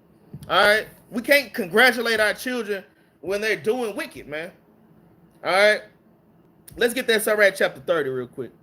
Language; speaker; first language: English; native; English